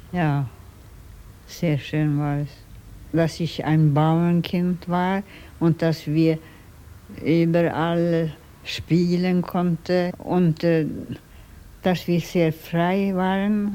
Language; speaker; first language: German; non-native, fluent; Swedish